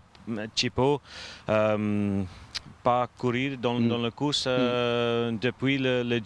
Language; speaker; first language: French; non-native, learner; Norwegian